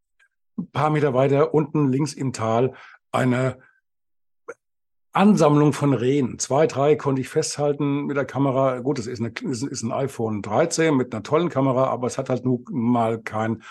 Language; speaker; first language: German; native; German